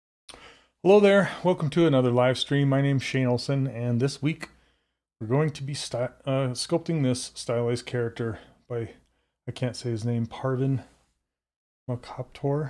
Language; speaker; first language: English; native; English